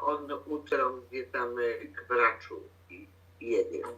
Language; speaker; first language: Russian; non-native, learner; Polish